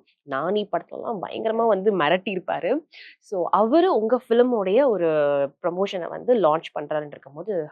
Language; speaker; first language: Tamil; native; Tamil